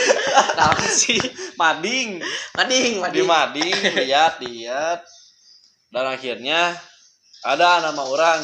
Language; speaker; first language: Indonesian; non-native, local second language; Sundanese